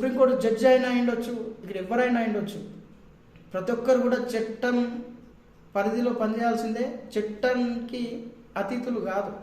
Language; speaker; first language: Telugu; native; Telugu